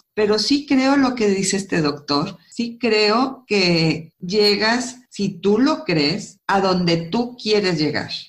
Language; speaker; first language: Spanish; native; Spanish